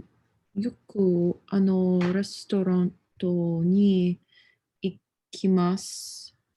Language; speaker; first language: Japanese; non-native, learner; English